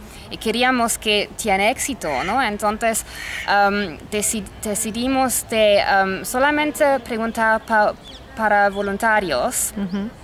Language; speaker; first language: Spanish; non-native, fluent; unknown